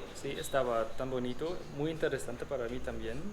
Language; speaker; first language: Spanish; non-native, learner; German